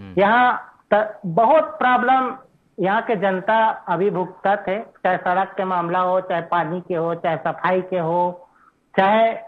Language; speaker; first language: Hindi; native; Hindi